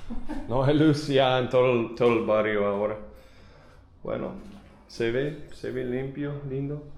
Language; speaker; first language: Spanish; non-native, learner; English